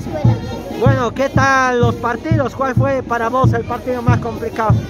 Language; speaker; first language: Spanish; native; Spanish